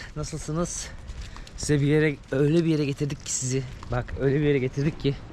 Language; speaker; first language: Turkish; native; Turkish